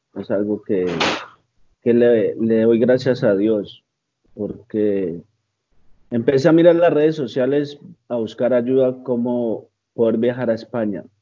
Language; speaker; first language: Spanish; native; Spanish